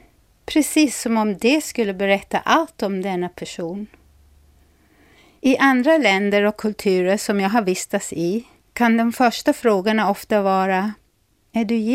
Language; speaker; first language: Swedish; non-native, fluent; English